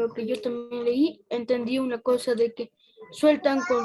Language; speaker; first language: Spanish; native; Spanish